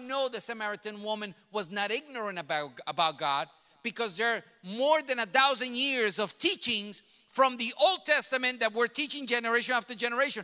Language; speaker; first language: English; early bilingual, other home language; Spanish